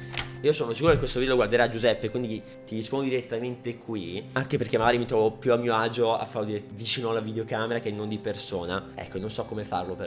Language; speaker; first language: Italian; native; Italian